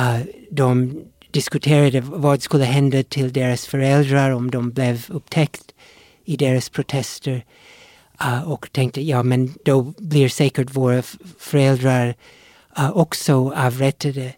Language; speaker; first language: Swedish; non-native, fluent; English